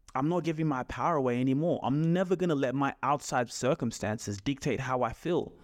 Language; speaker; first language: English; native; English